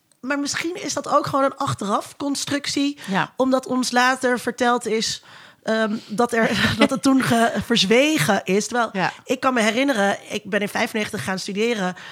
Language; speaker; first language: Dutch; native; Dutch